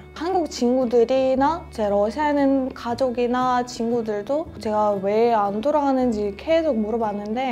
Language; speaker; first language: Korean; non-native, fluent; Russian